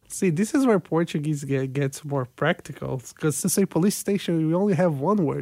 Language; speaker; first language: English; non-native, fluent; Portuguese